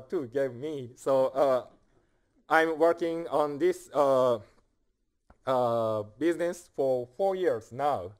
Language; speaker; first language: English; non-native, fluent; Japanese